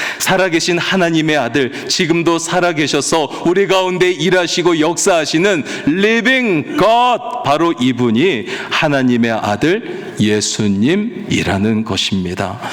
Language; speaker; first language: Korean; native; Korean